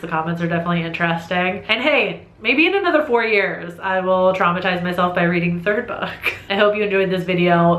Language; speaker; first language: English; native; English